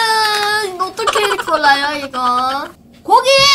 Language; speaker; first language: Korean; non-native, learner; Chinese